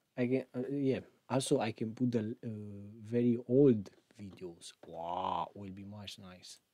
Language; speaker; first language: English; non-native, learner; Romanian